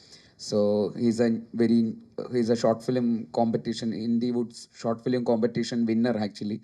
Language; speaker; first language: Tamil; non-native, learner; Malayalam